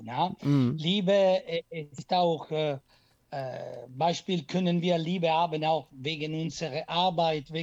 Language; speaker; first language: German; non-native, fluent; Italian